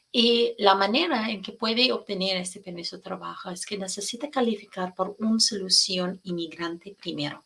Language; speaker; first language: Spanish; non-native, fluent; English